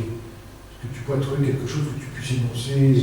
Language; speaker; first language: French; native; French